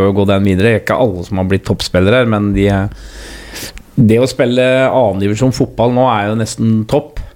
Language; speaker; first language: Norwegian; native; Norwegian